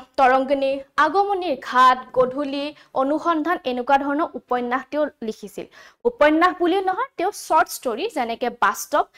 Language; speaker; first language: Assamese; native; Assamese